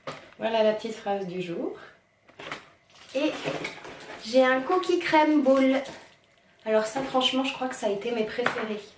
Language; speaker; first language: French; native; French